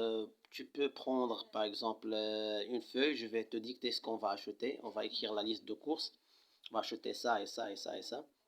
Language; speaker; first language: French; non-native, local second language; Arabic